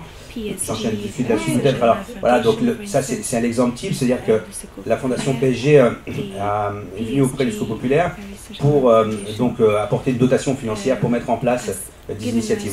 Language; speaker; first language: French; native; French